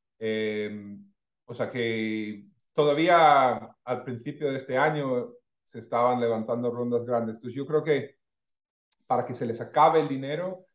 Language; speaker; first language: Spanish; non-native, fluent; English